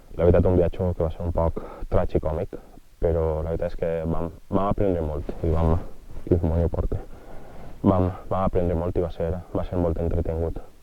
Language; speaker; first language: Catalan; native; Catalan